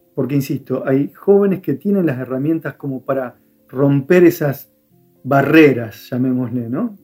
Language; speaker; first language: Spanish; native; Spanish